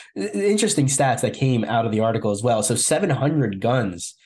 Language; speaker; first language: English; native; English